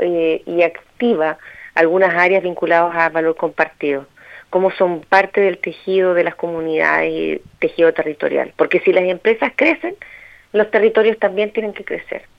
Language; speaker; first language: Spanish; native; Spanish